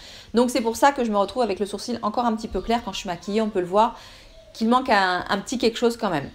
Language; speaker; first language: French; native; French